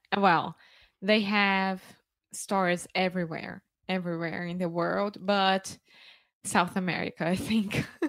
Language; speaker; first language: English; non-native, fluent; Portuguese